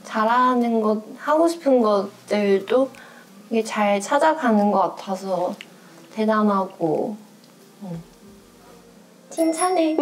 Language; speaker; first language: Korean; non-native, fluent; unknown